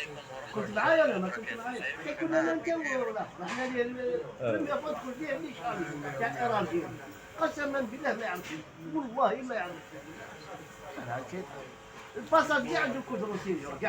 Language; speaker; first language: Arabic; native; Arabic